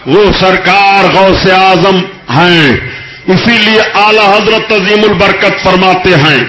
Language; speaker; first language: Urdu; native; Urdu